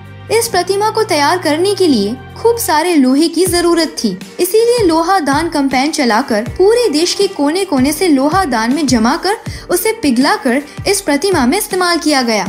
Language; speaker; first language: Hindi; native; Hindi